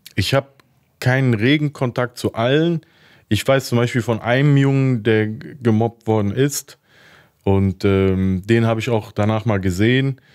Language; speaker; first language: German; early bilingual, other home language; Turkish